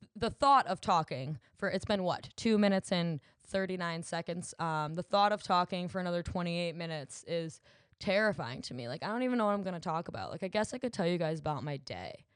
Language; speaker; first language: English; native; English